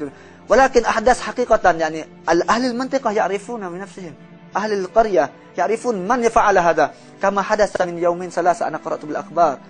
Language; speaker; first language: Arabic; non-native, fluent; Malay